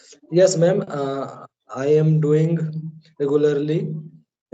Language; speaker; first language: English; non-native, learner; Hindi